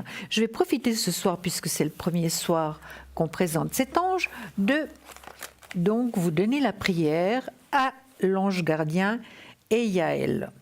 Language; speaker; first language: French; native; French